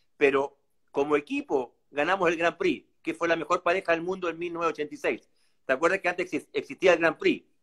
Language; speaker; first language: Spanish; native; Spanish